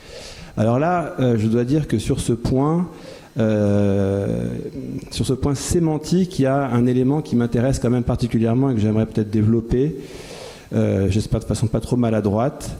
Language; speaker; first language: French; native; French